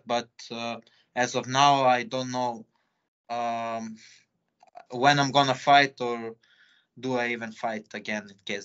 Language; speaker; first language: English; non-native, fluent; Serbian